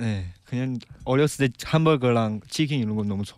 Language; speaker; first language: Korean; non-native, learner; Chinese